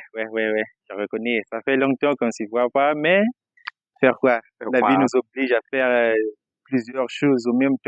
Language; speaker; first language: French; non-native, fluent; Portuguese